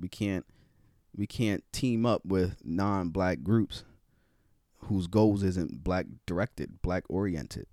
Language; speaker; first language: English; native; English